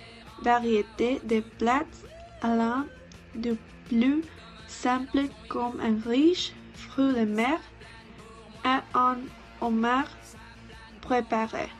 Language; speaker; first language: French; non-native, learner; Spanish